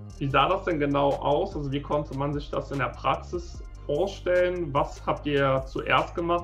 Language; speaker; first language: German; native; German